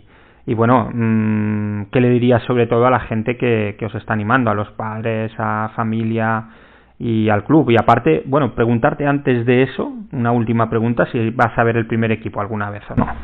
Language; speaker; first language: Spanish; native; Spanish